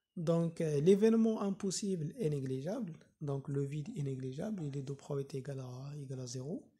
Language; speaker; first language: French; non-native, local second language; Arabic